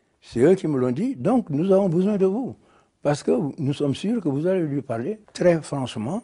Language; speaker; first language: French; non-native, local second language; Wolof